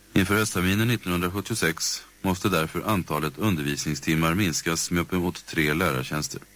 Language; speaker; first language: Swedish; native; Swedish